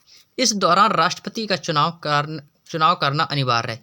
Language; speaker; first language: Hindi; native; Hindi